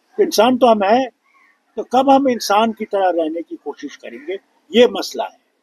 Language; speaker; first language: Urdu; non-native, local second language; Kashmiri